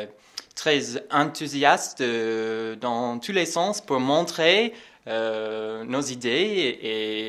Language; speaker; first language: French; non-native, fluent; English